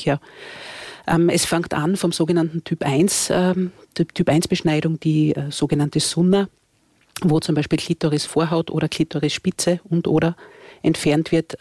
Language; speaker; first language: German; native; German